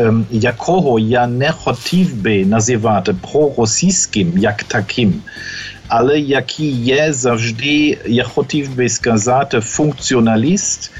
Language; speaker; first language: Ukrainian; non-native, fluent; German